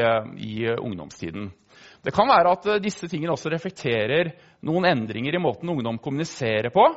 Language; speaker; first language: Norwegian; native; Norwegian